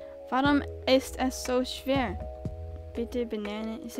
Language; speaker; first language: German; non-native, learner; English